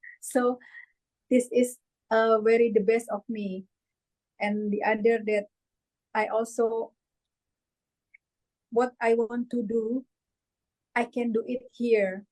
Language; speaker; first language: English; non-native, learner; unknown